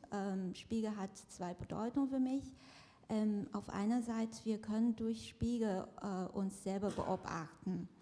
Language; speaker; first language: German; non-native, fluent; Chinese